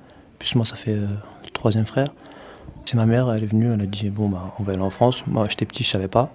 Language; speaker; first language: French; early bilingual, other home language; Arabic